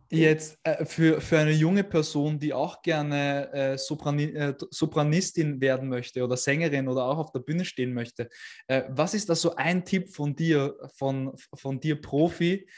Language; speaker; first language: German; native; German